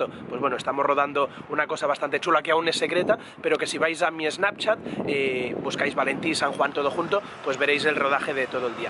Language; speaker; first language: Spanish; native; Spanish